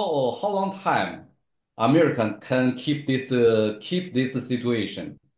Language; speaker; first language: English; non-native, learner; Chinese